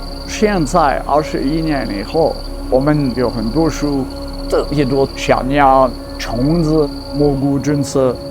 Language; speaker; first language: Chinese; non-native, fluent; French